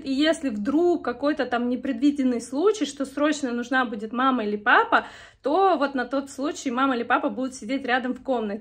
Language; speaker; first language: Russian; native; Russian